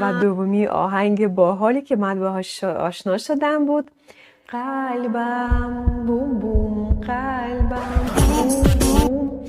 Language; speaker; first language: Persian; non-native, fluent; Russian